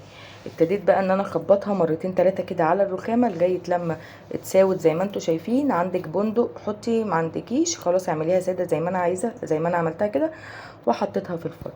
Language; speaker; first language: Arabic; native; Arabic